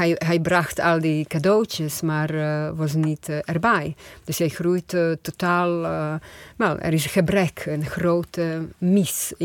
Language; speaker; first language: Dutch; non-native, fluent; Croatian